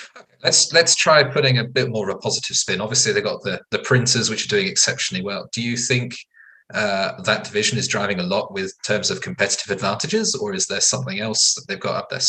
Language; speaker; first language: English; native; English